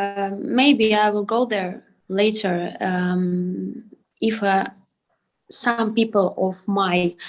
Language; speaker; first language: English; non-native, learner; Ukrainian